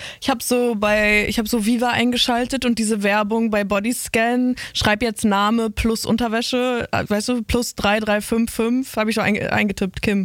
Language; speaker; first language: German; native; German